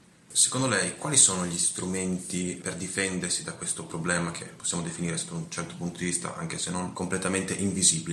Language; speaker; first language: Italian; native; Italian